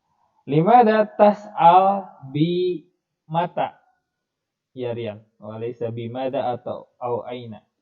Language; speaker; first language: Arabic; non-native, fluent; Indonesian